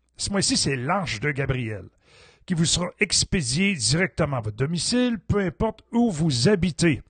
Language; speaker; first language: French; native; French